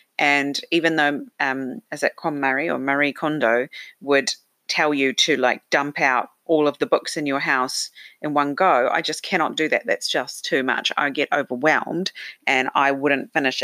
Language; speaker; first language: English; native; English